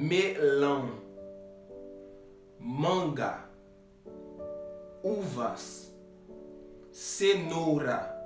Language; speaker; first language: Portuguese; non-native, fluent; Haitian Creole